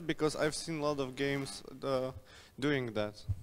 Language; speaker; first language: English; non-native, fluent; Slovak